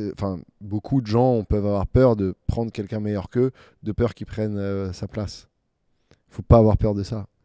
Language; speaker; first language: French; native; French